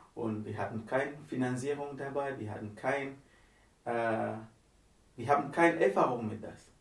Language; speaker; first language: German; non-native, fluent; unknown